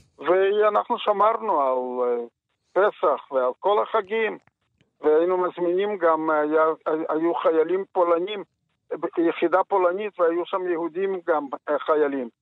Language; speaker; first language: Hebrew; non-native, fluent; Yiddish